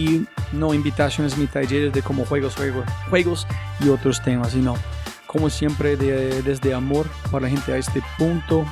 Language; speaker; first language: Spanish; non-native, fluent; English